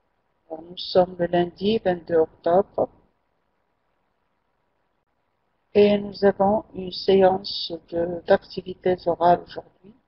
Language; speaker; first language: French; non-native, fluent; Arabic